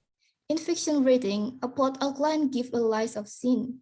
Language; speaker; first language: English; non-native, learner; Indonesian